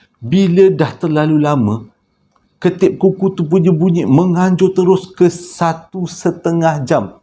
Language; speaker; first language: Malay; native; Malay